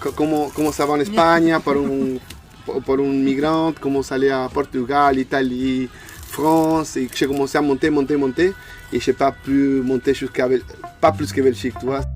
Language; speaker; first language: French; non-native, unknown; Spanish